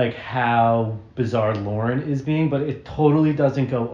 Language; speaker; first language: English; native; English